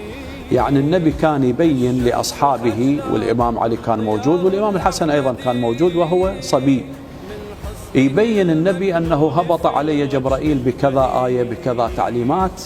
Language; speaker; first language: Arabic; native; Arabic